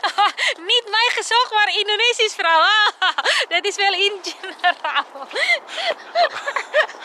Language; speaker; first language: Dutch; non-native, learner; Indonesian